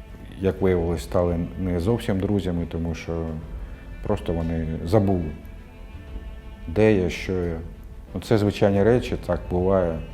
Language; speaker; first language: Ukrainian; non-native, local second language; Russian